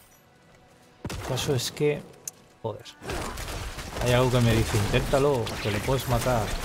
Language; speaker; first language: Spanish; native; Spanish